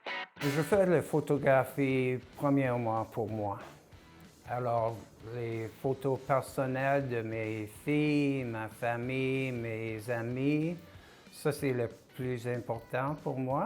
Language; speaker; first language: French; non-native, local second language; English